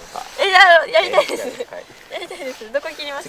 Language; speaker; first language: Japanese; native; Japanese